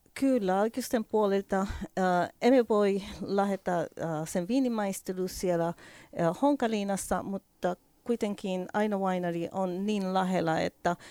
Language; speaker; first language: Finnish; non-native, learner; Spanish